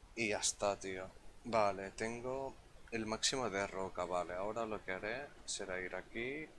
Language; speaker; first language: Spanish; non-native, local second language; Catalan